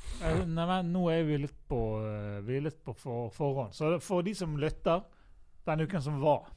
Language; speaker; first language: Norwegian; native; Norwegian